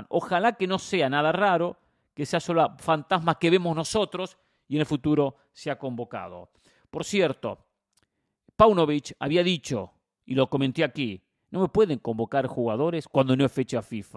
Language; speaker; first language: Spanish; native; Spanish